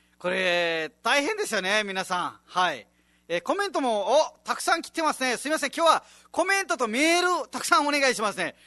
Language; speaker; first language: Japanese; non-native, fluent; Nepali